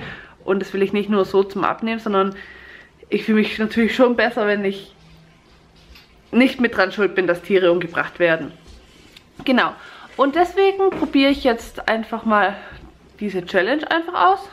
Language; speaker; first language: German; native; German